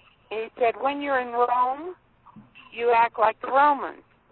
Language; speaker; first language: English; native; English